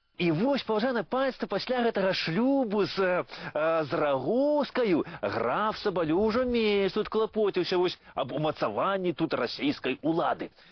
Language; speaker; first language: Belarusian; native; Belarusian